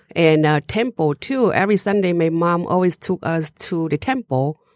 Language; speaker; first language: English; non-native, learner; Hmong